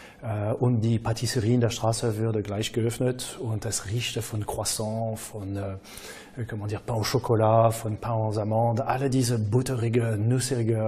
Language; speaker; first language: German; non-native, fluent; French